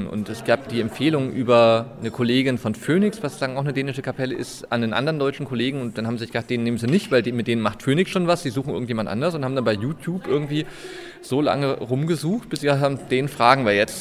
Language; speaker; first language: German; native; German